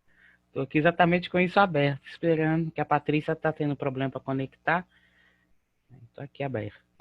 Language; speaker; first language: Portuguese; native; Portuguese